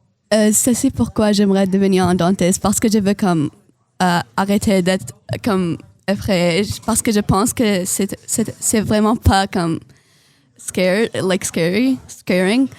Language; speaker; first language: French; non-native, local second language; Arabic